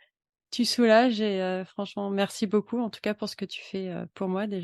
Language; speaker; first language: French; native; French